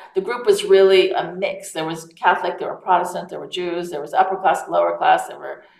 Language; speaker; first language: English; native; English